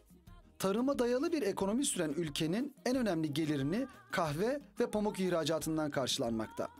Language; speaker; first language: Turkish; native; Turkish